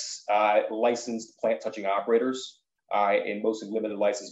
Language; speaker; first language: English; native; English